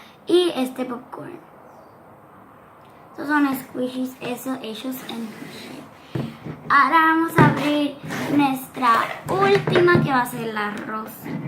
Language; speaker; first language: Spanish; early bilingual, heritage; Spanish